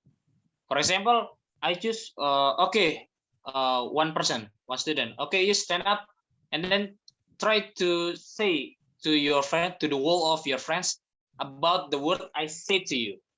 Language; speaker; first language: English; non-native, fluent; Indonesian